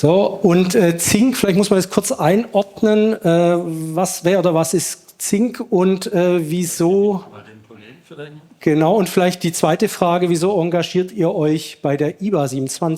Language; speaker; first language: German; native; German